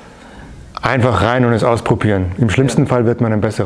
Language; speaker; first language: German; native; German